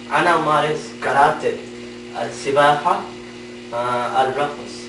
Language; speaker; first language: Arabic; non-native, learner; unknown